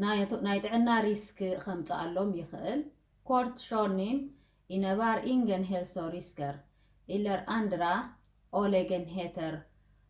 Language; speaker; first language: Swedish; non-native, fluent; Tigrinya